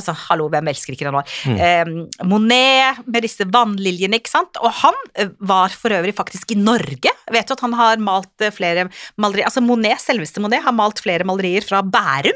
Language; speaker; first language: Norwegian; native; Norwegian